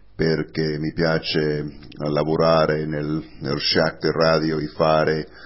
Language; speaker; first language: Italian; non-native, learner; English